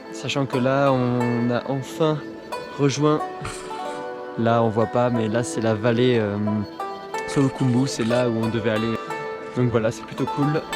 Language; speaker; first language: French; native; French